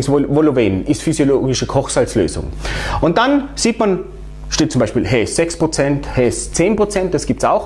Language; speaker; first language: German; native; German